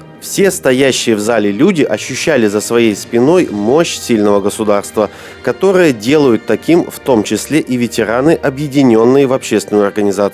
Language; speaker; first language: Russian; native; Russian